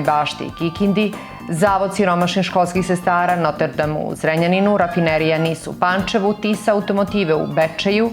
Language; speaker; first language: Serbian; native; Serbian